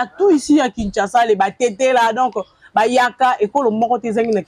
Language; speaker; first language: French; non-native, local second language; Lingala